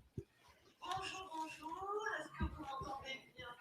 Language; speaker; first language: French; native; French